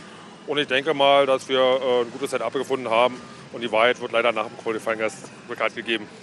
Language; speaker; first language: German; native; German